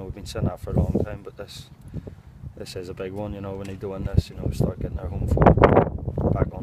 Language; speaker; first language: English; native; English